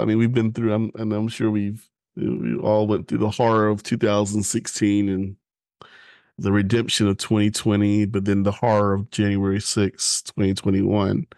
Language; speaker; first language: English; native; English